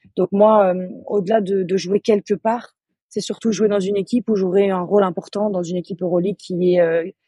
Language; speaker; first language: French; native; French